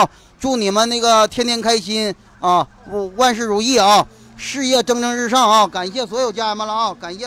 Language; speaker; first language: Chinese; native; Chinese